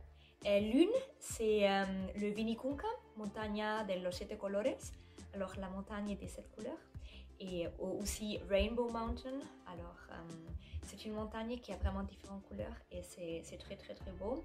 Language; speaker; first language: French; non-native, fluent; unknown